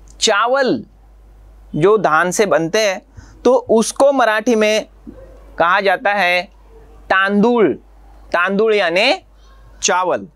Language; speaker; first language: Hindi; non-native, local second language; Marathi